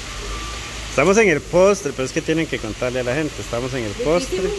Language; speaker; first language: Spanish; native; Spanish